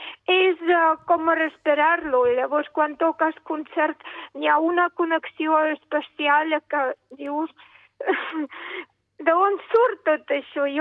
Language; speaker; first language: Catalan; non-native, fluent; Russian